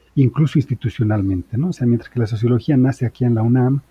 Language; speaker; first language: Spanish; native; Spanish